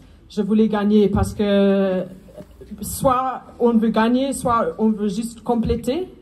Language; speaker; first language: French; non-native, fluent; Afrikaans